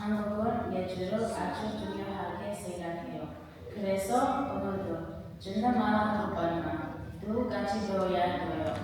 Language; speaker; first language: Korean; non-native, learner; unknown